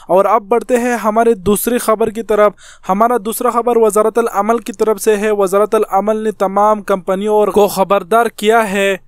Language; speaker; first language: Urdu; non-native, local second language; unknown